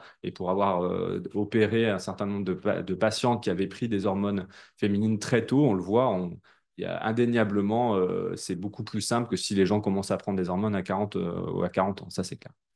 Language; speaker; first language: French; native; French